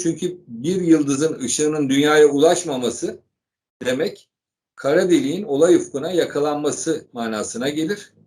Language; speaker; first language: Turkish; native; Turkish